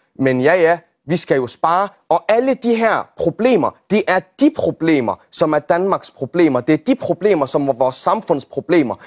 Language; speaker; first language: Danish; early bilingual, other home language; Arabic